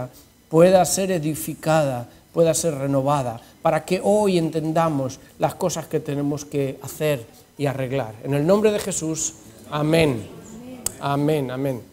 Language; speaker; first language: Spanish; native; Spanish